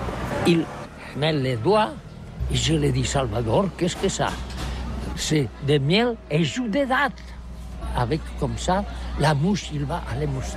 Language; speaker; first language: French; non-native, learner; Catalan